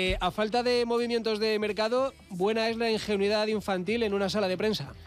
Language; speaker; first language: Spanish; native; Spanish